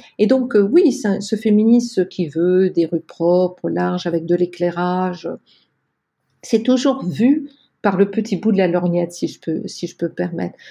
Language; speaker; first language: French; native; French